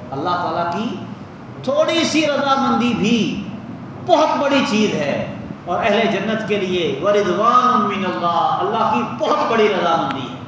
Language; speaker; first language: Urdu; non-native, local second language; Punjabi